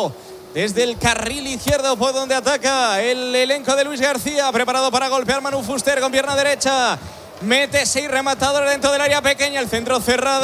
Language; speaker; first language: Spanish; native; Spanish